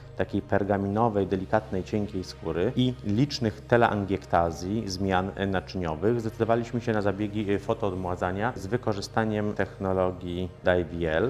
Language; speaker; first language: Polish; native; Polish